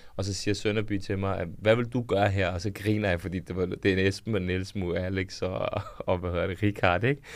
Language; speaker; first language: Danish; early bilingual, other home language; Serbian